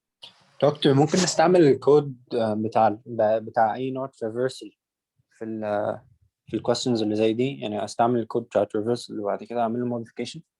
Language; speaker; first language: Arabic; native; Arabic